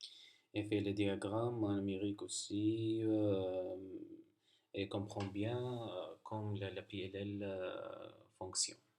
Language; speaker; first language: French; non-native, learner; Arabic